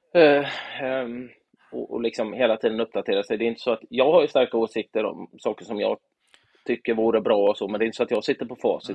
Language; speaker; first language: Swedish; native; Swedish